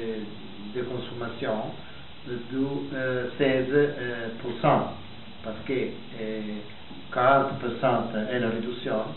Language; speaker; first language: French; non-native, fluent; Italian